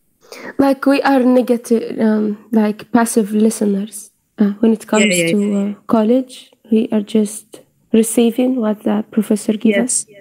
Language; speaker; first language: English; non-native, fluent; Arabic